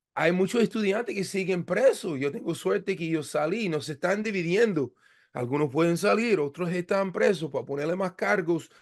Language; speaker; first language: Spanish; non-native, fluent; English